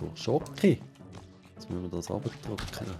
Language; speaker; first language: German; native; German